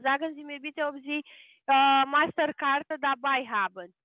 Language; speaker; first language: German; non-native, learner; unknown